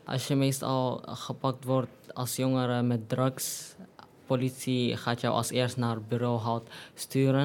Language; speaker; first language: Dutch; non-native, learner; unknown